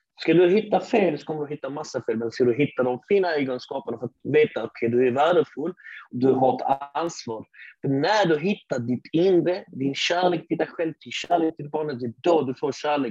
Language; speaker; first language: Swedish; early bilingual, other home language; Arabic